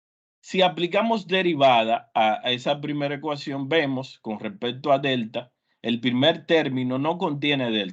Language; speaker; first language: Spanish; native; Spanish